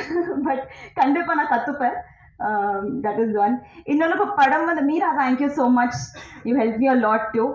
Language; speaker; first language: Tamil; non-native, learner; Telugu